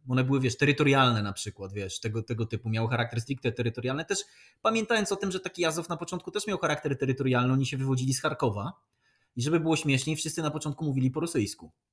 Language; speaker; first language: Polish; native; Polish